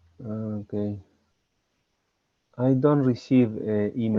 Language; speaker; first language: English; non-native, learner; Spanish